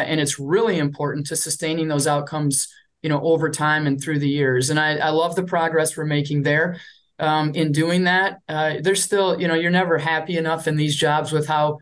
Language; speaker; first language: English; native; English